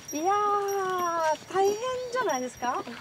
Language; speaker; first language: Japanese; non-native, fluent; Romanian